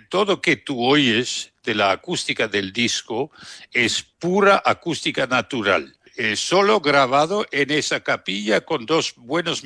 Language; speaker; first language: Spanish; non-native, fluent; German